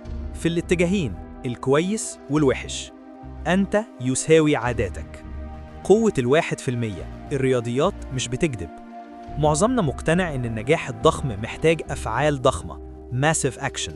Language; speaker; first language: Arabic; native; Arabic